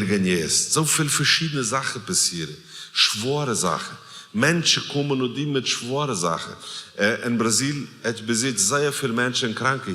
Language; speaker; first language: German; non-native, learner; Plautdietsch